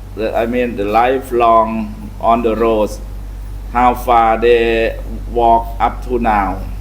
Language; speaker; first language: English; non-native, learner; Thai